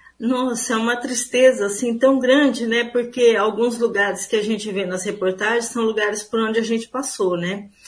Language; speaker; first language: Portuguese; native; Portuguese